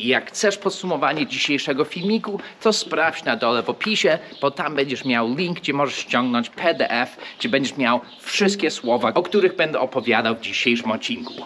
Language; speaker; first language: Polish; early bilingual, heritage; English